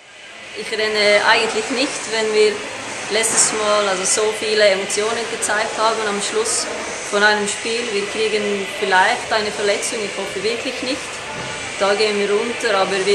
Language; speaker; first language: German; non-native, fluent; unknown